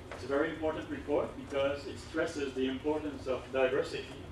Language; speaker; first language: English; native; English